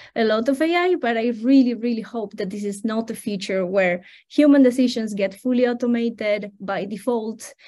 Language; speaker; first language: English; non-native, fluent; Spanish